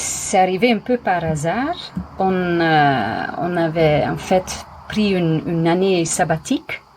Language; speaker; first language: French; non-native, fluent; Dutch